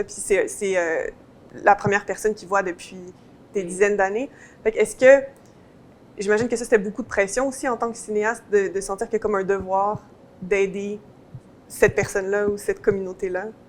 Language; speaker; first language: French; native; French